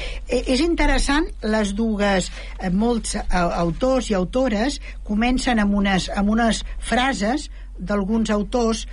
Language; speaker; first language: Catalan; native; Catalan